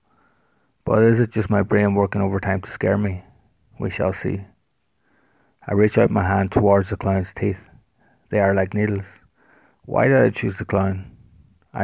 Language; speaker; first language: English; native; English